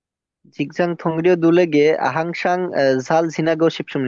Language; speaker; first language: Korean; non-native, learner; Bangla